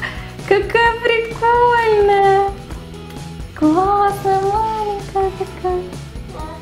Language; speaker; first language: Russian; native; Russian